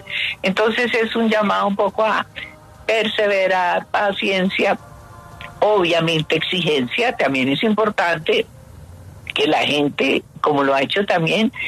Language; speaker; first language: Spanish; native; Spanish